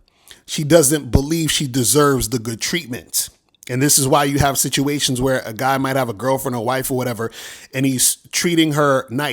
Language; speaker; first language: English; native; English